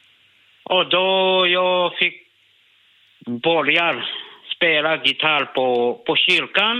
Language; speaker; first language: Swedish; non-native, learner; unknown